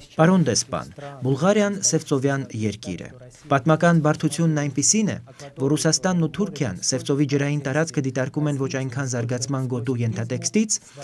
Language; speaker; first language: Armenian; native; Armenian